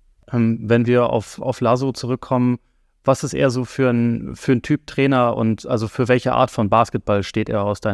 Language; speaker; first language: German; native; German